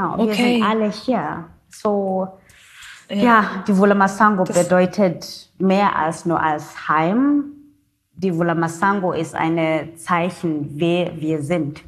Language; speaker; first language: German; non-native, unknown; Zulu